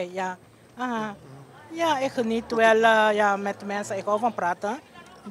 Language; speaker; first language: Dutch; non-native, local second language; Papiamento